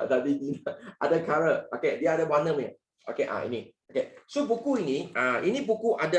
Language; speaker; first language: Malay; non-native, local second language; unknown